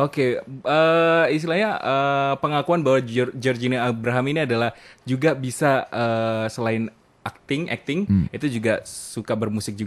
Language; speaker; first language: Indonesian; native; Indonesian